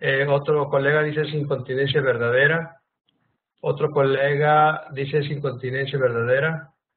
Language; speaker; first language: Spanish; native; Spanish